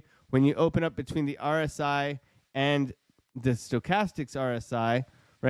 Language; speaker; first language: English; native; English